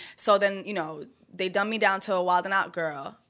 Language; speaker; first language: English; early bilingual, other home language; French